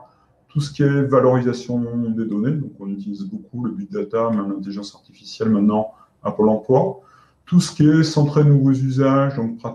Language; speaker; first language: French; native; French